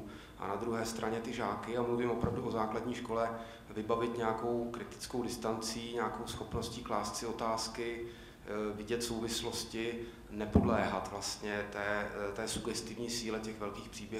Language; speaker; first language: Czech; native; Czech